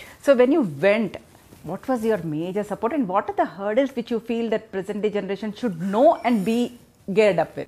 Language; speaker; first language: English; non-native, local second language; Telugu